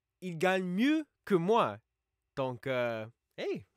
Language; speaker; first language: French; non-native, learner; English